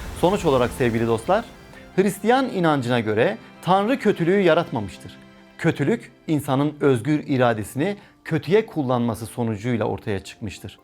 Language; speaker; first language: Turkish; native; Turkish